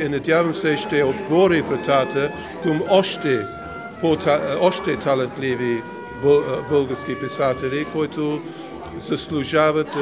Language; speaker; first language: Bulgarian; non-native, fluent; English